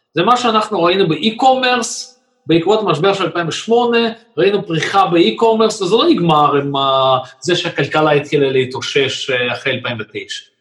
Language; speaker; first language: Hebrew; non-native, fluent; Russian